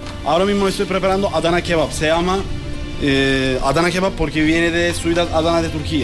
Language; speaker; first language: Spanish; non-native, learner; Turkish